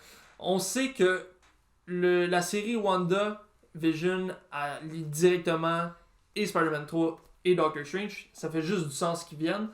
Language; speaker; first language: French; native; French